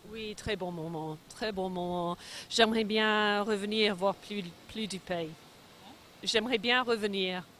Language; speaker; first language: French; non-native, fluent; English